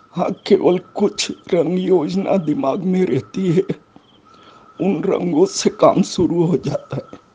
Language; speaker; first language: Hindi; native; Hindi